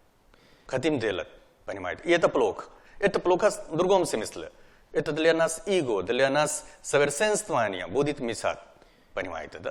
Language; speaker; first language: Russian; non-native, learner; Hindi